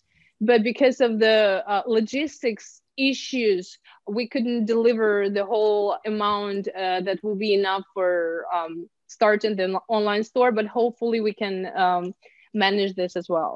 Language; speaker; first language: English; non-native, fluent; Ukrainian